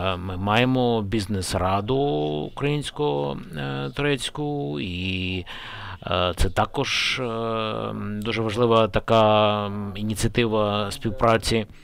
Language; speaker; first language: Ukrainian; non-native, fluent; Turkish